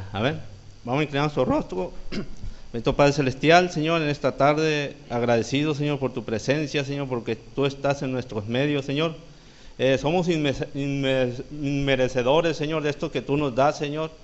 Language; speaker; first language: Spanish; native; Spanish